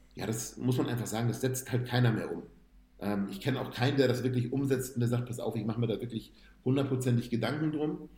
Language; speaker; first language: German; native; German